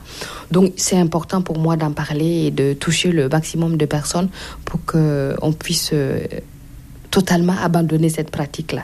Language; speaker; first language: French; non-native, local second language; Mossi